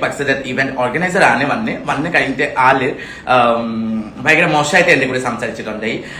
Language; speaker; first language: Malayalam; non-native, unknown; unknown